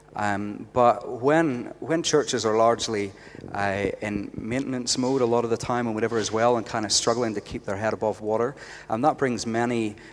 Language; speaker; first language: English; native; English